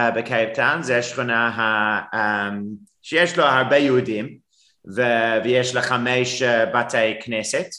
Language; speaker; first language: Hebrew; non-native, fluent; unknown